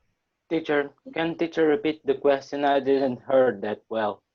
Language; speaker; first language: English; non-native, learner; Portuguese